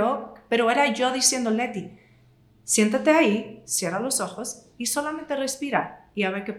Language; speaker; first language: Spanish; non-native, fluent; English